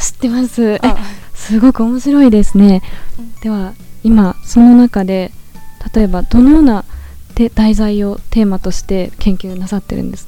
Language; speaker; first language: Japanese; native; Japanese